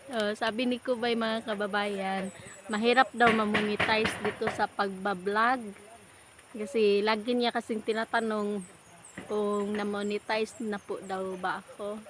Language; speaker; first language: Filipino; native; Filipino